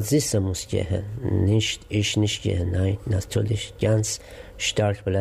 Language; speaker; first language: German; non-native, learner; Persian